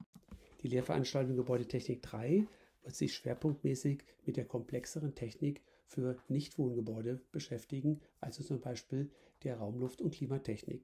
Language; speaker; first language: German; native; German